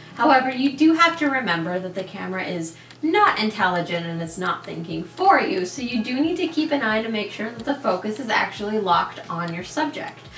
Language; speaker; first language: English; native; English